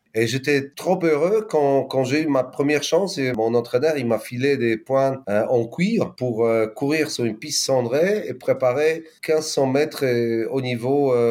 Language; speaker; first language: French; non-native, fluent; Polish